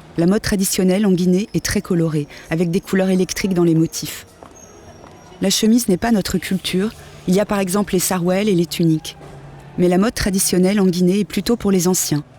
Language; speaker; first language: French; native; French